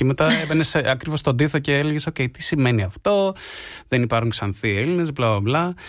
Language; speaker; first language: Greek; early bilingual, heritage; Greek